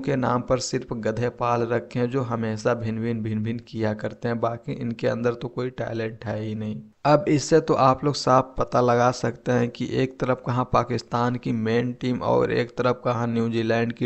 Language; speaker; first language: Hindi; native; Hindi